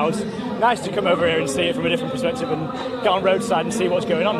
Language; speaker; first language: English; native; English